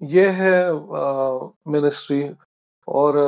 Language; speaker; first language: Hindi; non-native, local second language; Marathi